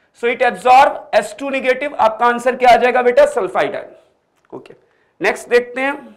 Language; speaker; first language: Hindi; native; Hindi